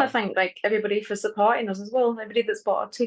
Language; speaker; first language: English; native; English